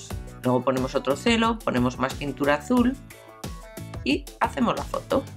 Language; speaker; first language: Spanish; native; Spanish